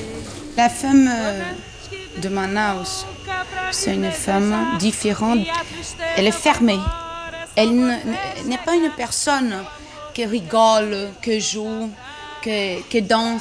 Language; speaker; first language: French; non-native, learner; Portuguese